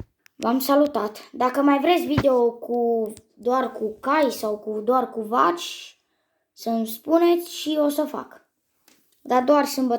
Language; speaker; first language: Romanian; native; Romanian